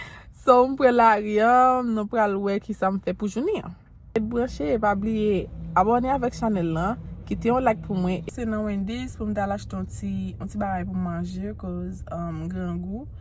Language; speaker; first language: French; non-native, learner; Haitian Creole